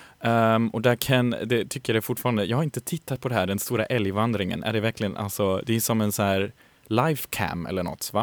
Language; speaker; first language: Swedish; native; Swedish